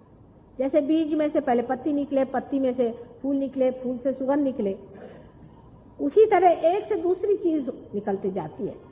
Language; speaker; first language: Hindi; non-native, local second language; Marathi